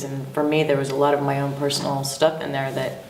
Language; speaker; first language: English; native; English